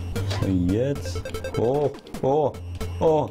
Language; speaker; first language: German; non-native, learner; Persian